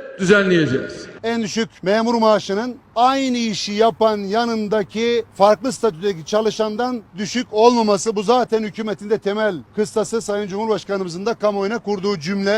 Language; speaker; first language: Turkish; native; Turkish